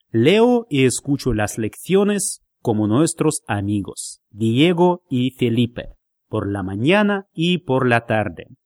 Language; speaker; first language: Spanish; non-native, learner; Russian